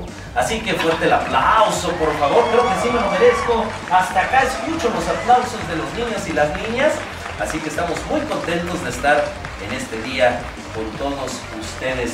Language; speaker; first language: Spanish; native; Spanish